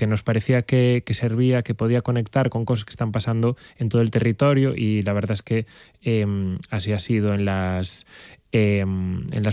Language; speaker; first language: Spanish; native; Spanish